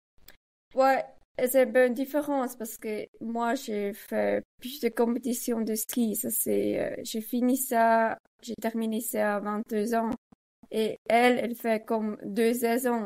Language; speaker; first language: French; non-native, learner; Swiss German